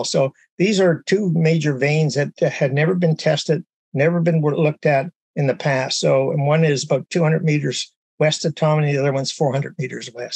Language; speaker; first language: English; native; English